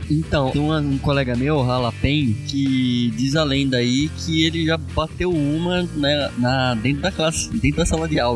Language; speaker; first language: Portuguese; native; Portuguese